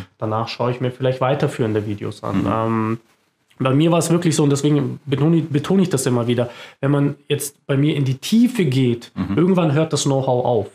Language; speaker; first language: German; early bilingual, other home language; Croatian